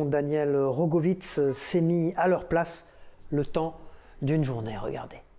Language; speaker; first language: French; native; French